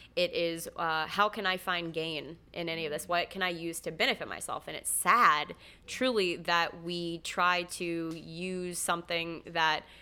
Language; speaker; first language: English; native; English